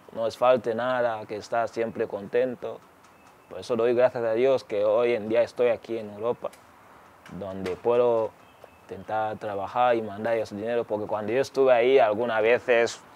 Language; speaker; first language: Spanish; non-native, fluent; Ganda